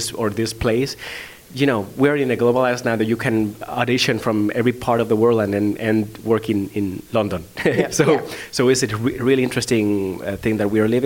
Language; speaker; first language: English; non-native, fluent; Spanish